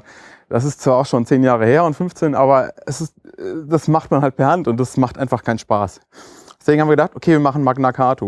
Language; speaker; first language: German; native; German